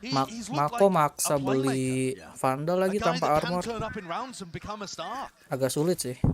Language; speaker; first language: Indonesian; native; Indonesian